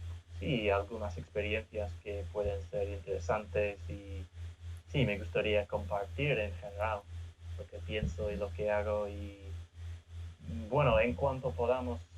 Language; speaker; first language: Spanish; non-native, fluent; English